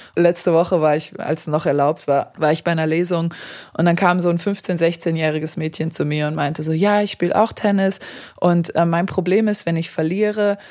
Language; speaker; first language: German; early bilingual, other home language; Serbian